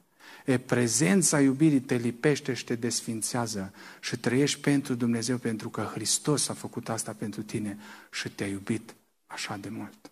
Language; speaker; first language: Romanian; native; Romanian